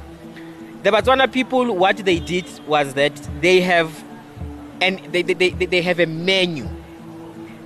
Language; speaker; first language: English; non-native, local second language; Northern Sotho